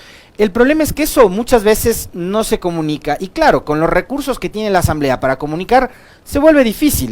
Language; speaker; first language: Spanish; native; Spanish